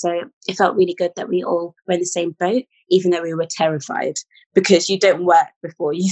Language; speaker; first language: English; native; English